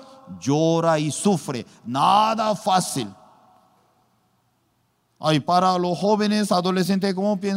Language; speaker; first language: Spanish; non-native, learner; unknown